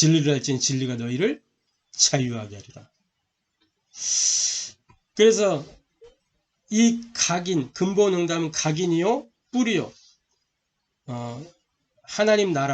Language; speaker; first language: Korean; native; Korean